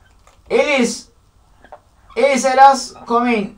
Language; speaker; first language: Portuguese; non-native, learner; Turkish